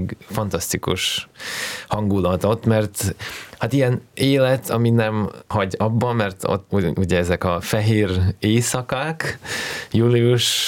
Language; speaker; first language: Hungarian; non-native, fluent; Russian